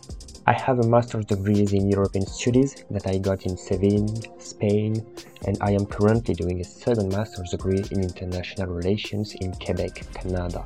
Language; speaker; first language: English; non-native, fluent; French